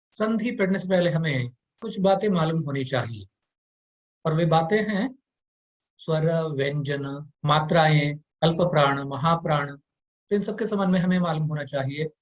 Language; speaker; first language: Hindi; non-native, local second language; Kannada